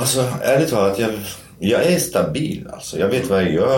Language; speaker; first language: Swedish; non-native, fluent; Kurdish